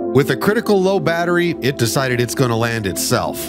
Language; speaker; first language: English; native; English